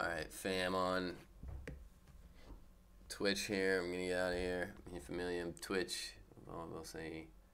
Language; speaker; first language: English; native; English